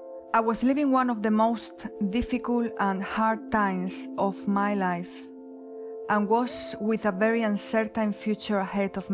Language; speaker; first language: English; non-native, fluent; Spanish